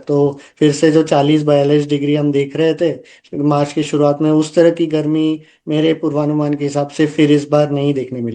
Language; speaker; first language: Hindi; non-native, local second language; Gujarati